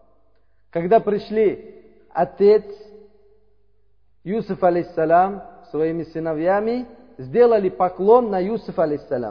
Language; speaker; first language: Russian; non-native, learner; Uzbek